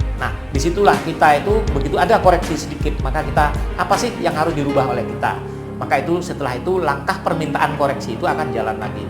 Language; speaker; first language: Indonesian; non-native, local second language; Madurese